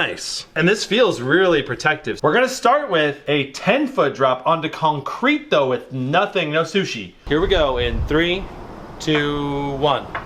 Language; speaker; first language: English; native; English